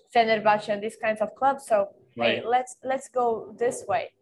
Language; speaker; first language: English; non-native, fluent; Swedish